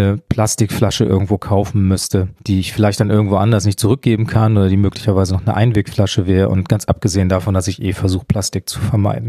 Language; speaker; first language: German; native; German